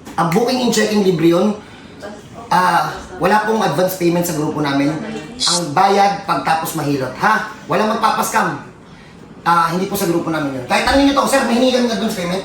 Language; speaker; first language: Filipino; native; Filipino